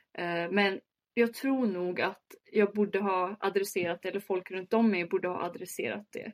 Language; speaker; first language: Swedish; early bilingual, other home language; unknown